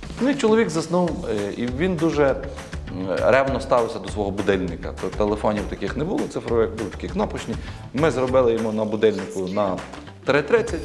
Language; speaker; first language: Ukrainian; native; Ukrainian